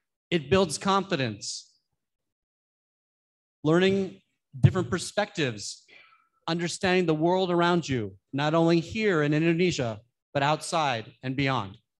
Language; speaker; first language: English; native; English